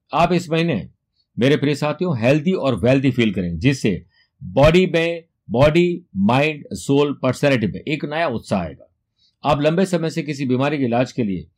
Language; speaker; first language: Hindi; native; Hindi